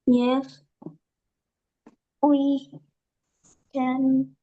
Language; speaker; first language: English; non-native, learner; Indonesian